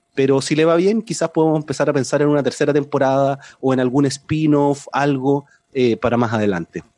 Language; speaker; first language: Spanish; native; Spanish